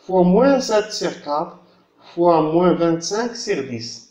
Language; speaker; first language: French; non-native, local second language; Arabic